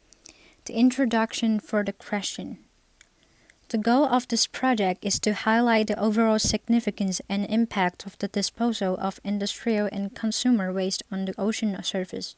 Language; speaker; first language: English; non-native, fluent; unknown